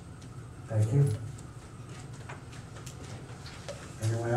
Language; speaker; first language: English; native; English